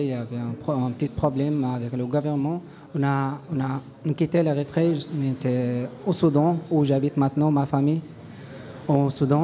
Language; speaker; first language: French; non-native, learner; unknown